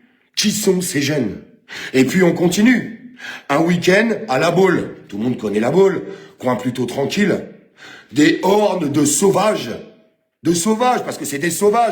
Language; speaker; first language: French; native; French